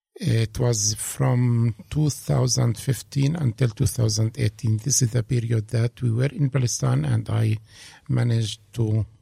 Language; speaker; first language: English; non-native, fluent; Arabic